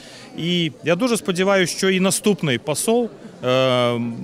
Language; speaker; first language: Ukrainian; non-native, fluent; Latvian